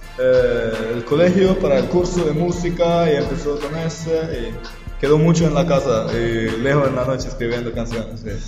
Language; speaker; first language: Spanish; non-native, learner; Norwegian